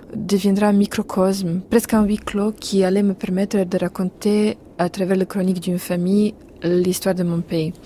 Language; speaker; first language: French; non-native, fluent; Serbian